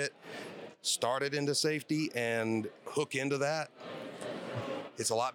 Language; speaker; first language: English; native; English